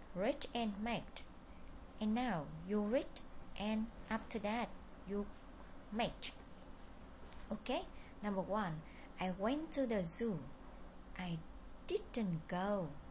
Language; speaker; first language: English; non-native, fluent; Vietnamese